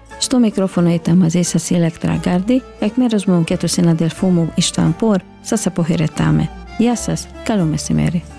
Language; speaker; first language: Greek; early bilingual, heritage; Greek